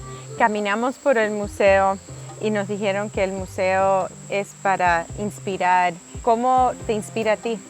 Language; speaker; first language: Spanish; non-native, learner; English